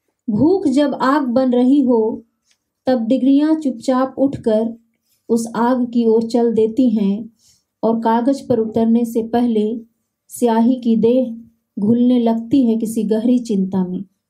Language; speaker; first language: Hindi; non-native, local second language; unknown